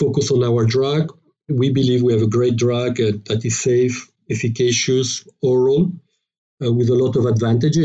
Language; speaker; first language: English; non-native, fluent; French